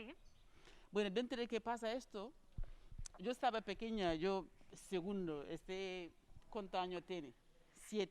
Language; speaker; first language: Spanish; non-native, learner; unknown